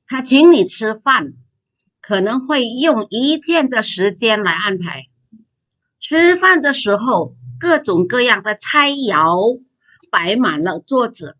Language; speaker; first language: Chinese; non-native, fluent; Indonesian